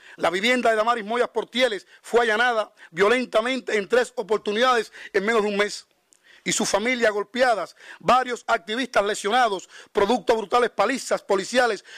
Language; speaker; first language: Spanish; native; Spanish